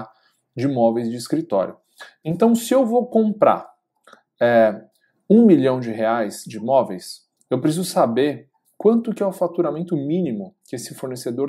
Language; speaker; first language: Portuguese; native; Portuguese